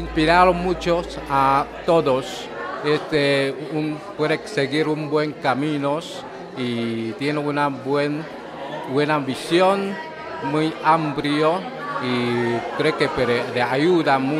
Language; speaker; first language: Spanish; non-native, fluent; Chinese